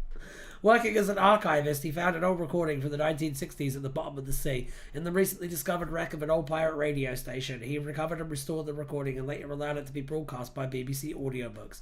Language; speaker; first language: English; native; English